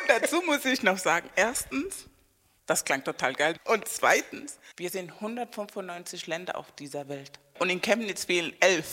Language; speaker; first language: German; non-native, fluent; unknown